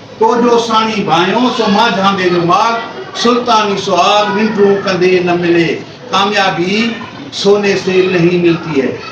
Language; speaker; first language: Urdu; non-native, local second language; Sindhi